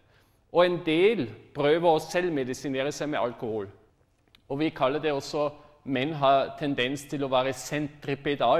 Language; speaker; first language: Norwegian; non-native, fluent; German